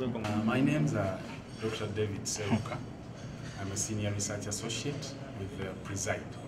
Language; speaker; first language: English; non-native, local second language; Ganda